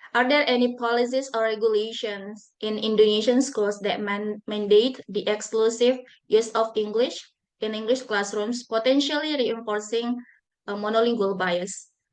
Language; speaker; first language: English; non-native, fluent; Buginese